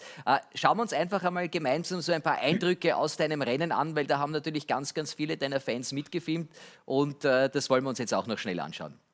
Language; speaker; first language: German; native; German